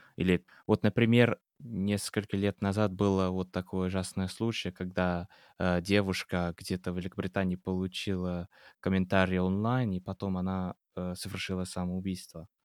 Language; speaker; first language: Russian; non-native, fluent; English